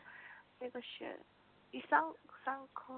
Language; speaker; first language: Chinese; non-native, learner; Korean